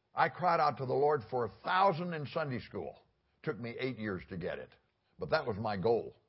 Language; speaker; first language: English; native; English